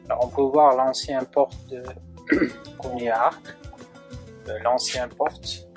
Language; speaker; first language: French; non-native, fluent; Uzbek